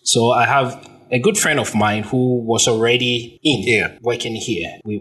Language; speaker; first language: English; non-native, local second language; Akan